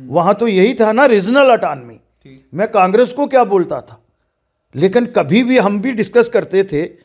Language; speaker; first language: Hindi; non-native, local second language; Dogri